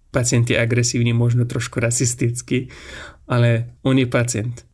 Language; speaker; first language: Slovak; non-native, fluent; Persian